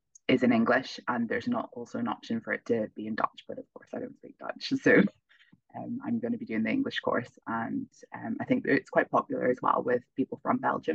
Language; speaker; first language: English; native; English